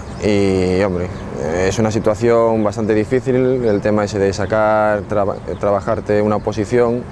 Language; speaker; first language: Spanish; native; Spanish